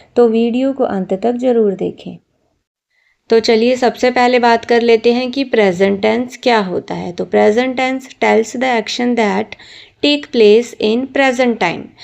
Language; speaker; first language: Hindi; non-native, local second language; Punjabi